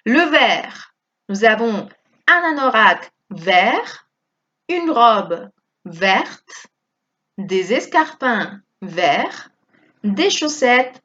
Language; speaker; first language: French; non-native, fluent; Spanish